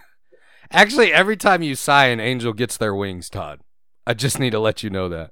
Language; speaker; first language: English; native; English